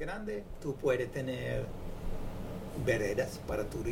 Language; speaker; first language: Spanish; non-native, fluent; English